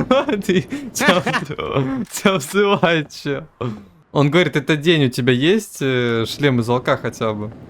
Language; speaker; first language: Russian; native; Russian